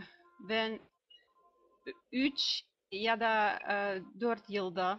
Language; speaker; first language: Turkish; non-native, learner; Russian